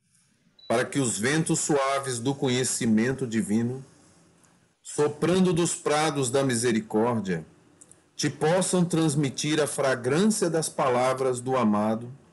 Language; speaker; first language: Portuguese; native; Portuguese